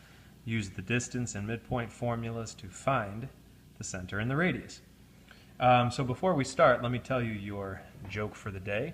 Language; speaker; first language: English; native; English